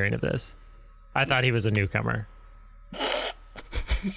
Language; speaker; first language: English; native; English